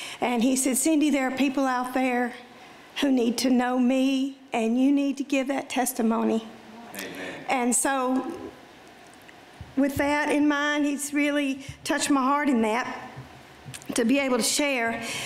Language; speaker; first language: English; native; English